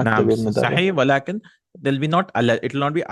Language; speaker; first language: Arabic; non-native, fluent; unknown